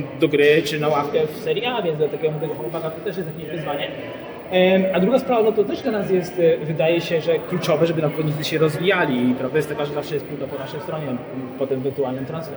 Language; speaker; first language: Polish; native; Polish